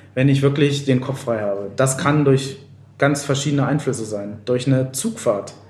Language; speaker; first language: German; native; German